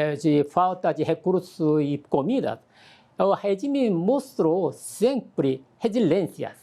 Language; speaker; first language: Portuguese; non-native, learner; Korean